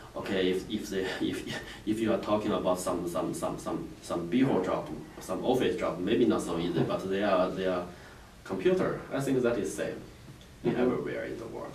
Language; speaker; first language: English; non-native, learner; Chinese